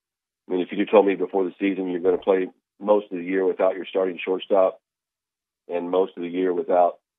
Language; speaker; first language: English; native; English